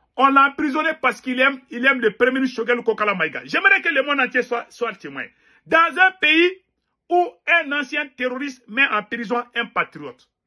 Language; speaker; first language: French; non-native, local second language; Bambara